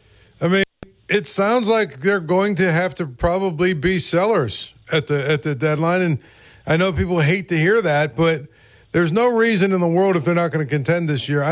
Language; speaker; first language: English; native; English